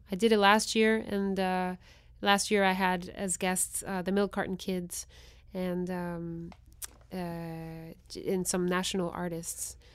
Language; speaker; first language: English; non-native, fluent; Spanish